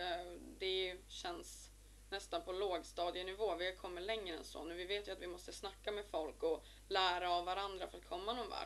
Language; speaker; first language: Swedish; native; Swedish